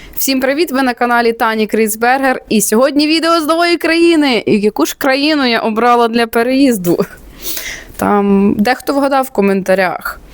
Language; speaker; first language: Ukrainian; non-native, local second language; Russian